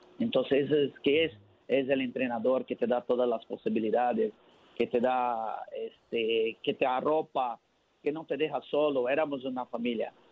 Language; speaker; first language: Spanish; non-native, fluent; Portuguese